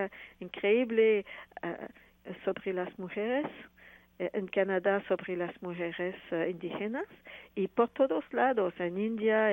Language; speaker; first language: Spanish; non-native, fluent; French